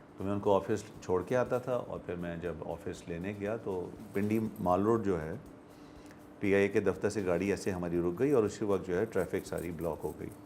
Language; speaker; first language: Urdu; native; Urdu